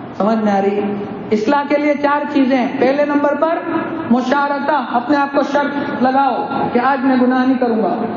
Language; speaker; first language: Urdu; non-native, local second language; Gujarati